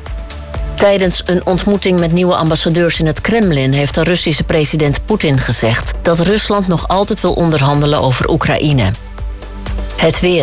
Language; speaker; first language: Dutch; native; Dutch